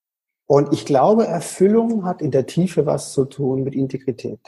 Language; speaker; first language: German; native; German